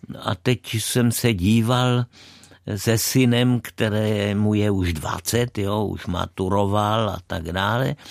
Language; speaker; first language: Czech; native; Czech